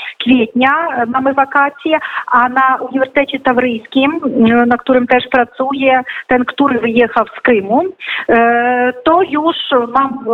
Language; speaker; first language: Polish; non-native, fluent; Ukrainian